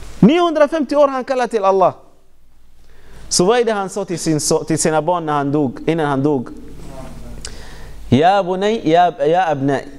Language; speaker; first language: Swedish; non-native, fluent; Arabic